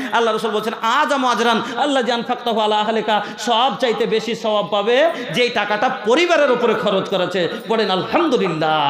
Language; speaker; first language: Bangla; non-native, local second language; Bhojpuri